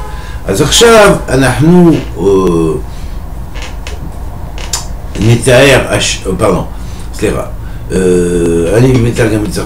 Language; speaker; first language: Hebrew; non-native, fluent; French